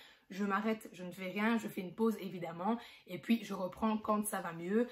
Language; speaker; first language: French; native; French